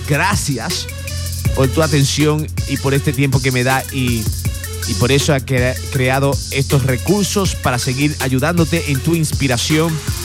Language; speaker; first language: Spanish; native; Spanish